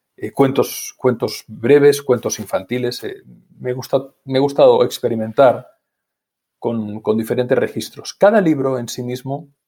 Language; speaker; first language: Spanish; native; Spanish